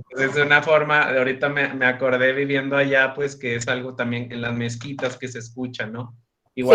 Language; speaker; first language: Spanish; native; Spanish